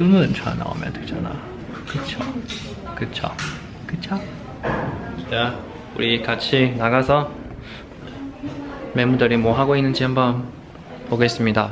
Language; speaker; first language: Korean; non-native, learner; Chinese